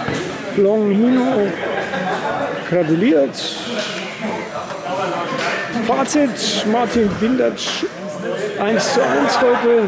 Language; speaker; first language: German; native; German